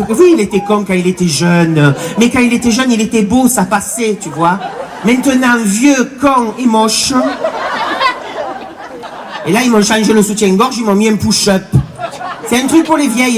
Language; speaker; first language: French; native; French